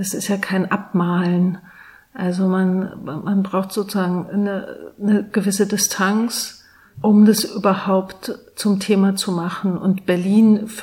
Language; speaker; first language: German; native; German